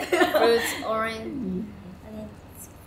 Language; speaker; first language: English; non-native, learner; Japanese